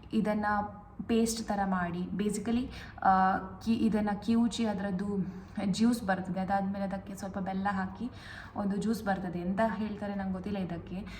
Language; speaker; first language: Kannada; non-native, local second language; Konkani